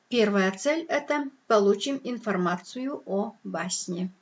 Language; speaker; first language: Russian; non-native, local second language; Kyrgyz